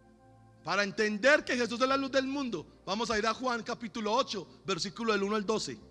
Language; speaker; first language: Spanish; native; Spanish